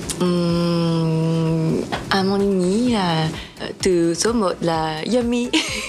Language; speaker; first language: Vietnamese; early bilingual, heritage; French